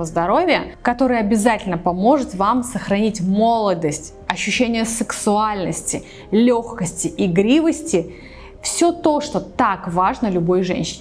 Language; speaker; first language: Russian; native; Russian